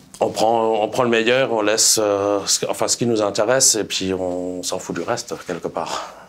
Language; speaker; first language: French; non-native, local second language; Swiss German